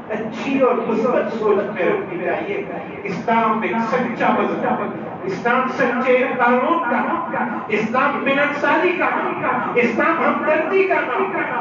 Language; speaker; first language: Urdu; native; Urdu